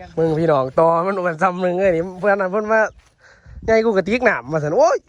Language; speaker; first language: Thai; non-native, local second language; Northeastern Thai